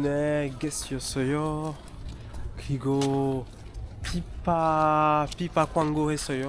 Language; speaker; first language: Korean; non-native, learner; French